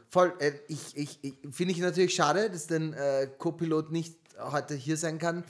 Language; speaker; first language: German; early bilingual, other home language; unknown